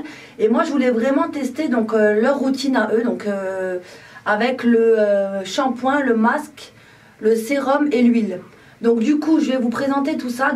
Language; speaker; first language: French; native; French